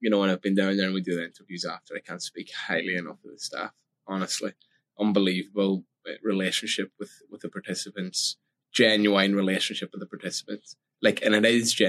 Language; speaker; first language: English; native; English